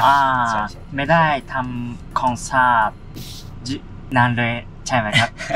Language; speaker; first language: Thai; non-native, fluent; Japanese